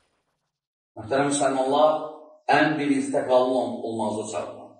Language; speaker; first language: Turkish; non-native, learner; Azerbaijani